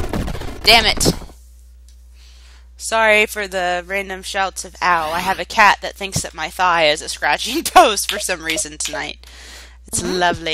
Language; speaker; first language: English; native; English